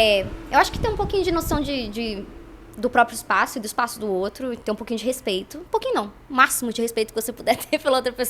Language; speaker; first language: Portuguese; native; Portuguese